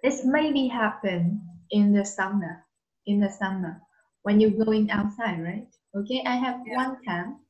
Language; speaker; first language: English; non-native, fluent; Vietnamese